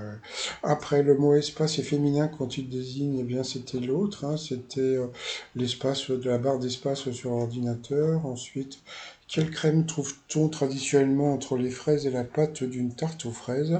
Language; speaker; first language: French; native; French